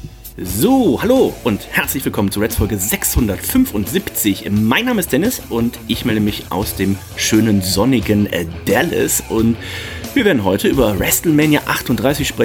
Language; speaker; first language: German; native; German